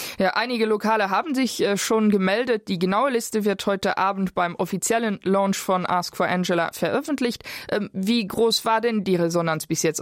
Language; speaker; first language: German; non-native, local second language; Luxembourgish